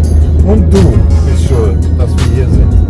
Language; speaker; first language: German; native; German